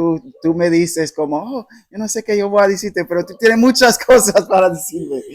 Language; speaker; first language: Spanish; non-native, learner; English